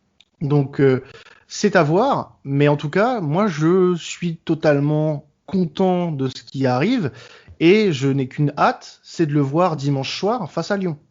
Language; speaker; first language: French; native; French